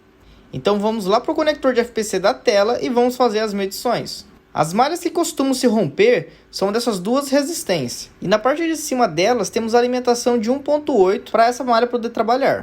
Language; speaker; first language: Portuguese; native; Portuguese